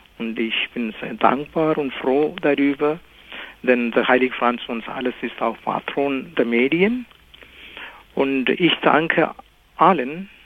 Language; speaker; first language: German; non-native, fluent; Malayalam